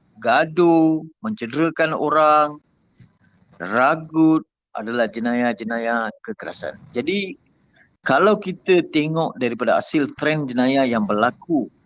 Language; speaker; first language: Malay; non-native, local second language; Tamil